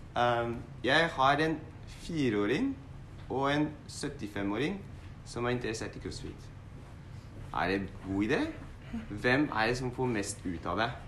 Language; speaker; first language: Norwegian; non-native, fluent; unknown